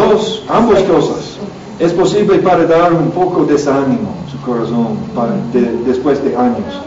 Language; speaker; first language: Spanish; non-native, learner; English